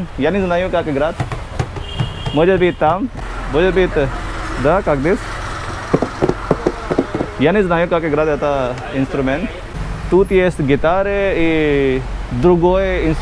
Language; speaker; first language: Russian; non-native, learner; Hindi